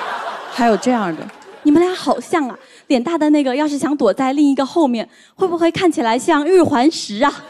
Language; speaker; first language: Chinese; native; Chinese